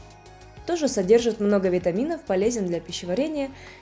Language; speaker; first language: Russian; native; Russian